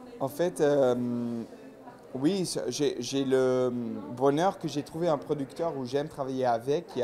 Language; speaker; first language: French; non-native, local second language; Dutch